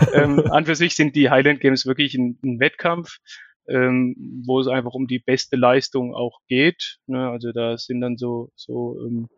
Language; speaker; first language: German; native; German